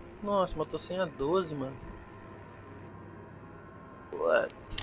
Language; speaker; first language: Portuguese; native; Portuguese